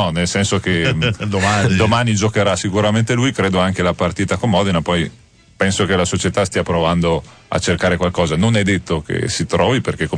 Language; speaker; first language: Italian; native; Italian